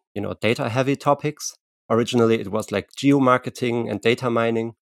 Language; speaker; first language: English; non-native, fluent; German